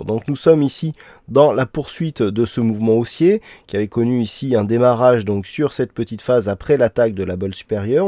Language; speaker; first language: French; native; French